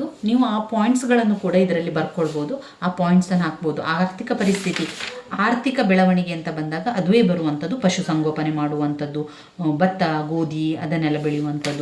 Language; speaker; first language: Kannada; native; Kannada